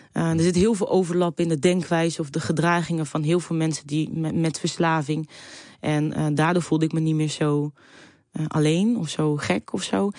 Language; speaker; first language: Dutch; native; Dutch